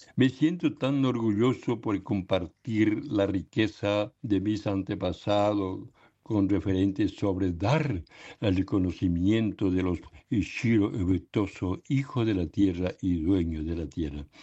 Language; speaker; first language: Spanish; non-native, local second language; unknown